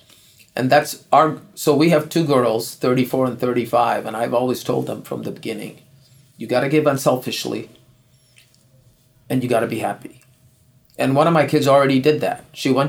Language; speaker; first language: English; non-native, local second language; Urdu